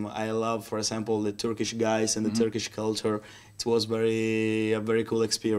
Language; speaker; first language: English; non-native, learner; Italian